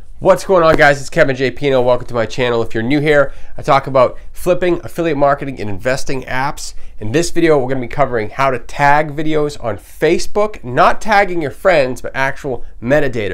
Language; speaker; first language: English; native; English